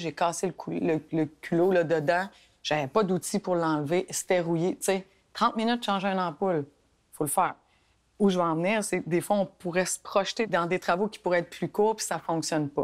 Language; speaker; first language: French; native; French